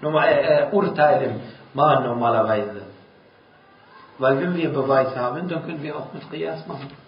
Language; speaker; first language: German; non-native, fluent; Arabic